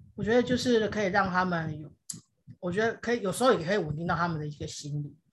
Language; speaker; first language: Chinese; non-native, local second language; Hakka Chinese